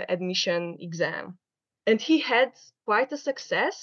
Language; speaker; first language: English; non-native, fluent; Hungarian